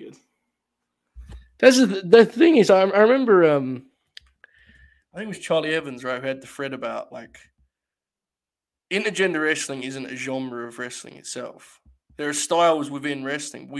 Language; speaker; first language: English; native; English